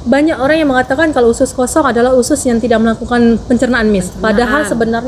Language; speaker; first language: Indonesian; native; Indonesian